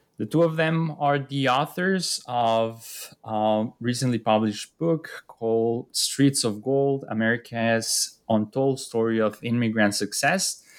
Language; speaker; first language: English; non-native, fluent; Spanish